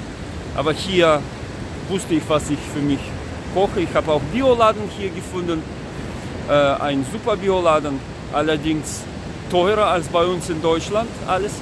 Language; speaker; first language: German; non-native, fluent; Russian